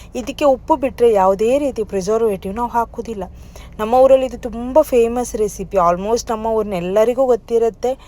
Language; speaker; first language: Kannada; non-native, local second language; Tulu